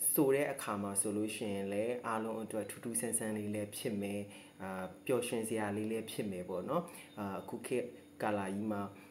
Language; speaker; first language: Burmese; native; Burmese